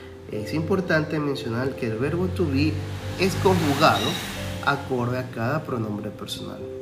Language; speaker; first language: Spanish; native; Spanish